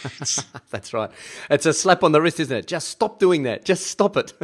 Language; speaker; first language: English; early bilingual, other home language; German